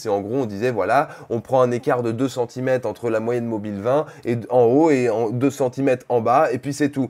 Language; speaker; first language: French; native; French